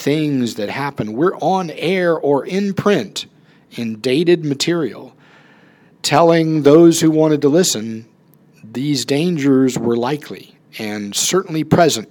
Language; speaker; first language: English; native; English